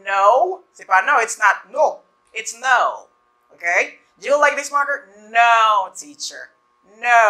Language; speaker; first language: English; non-native, fluent; Haitian Creole